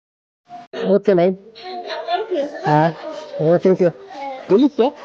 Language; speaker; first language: English; non-native, learner; Russian